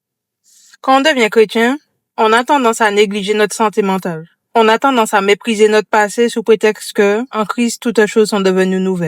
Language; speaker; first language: French; native; French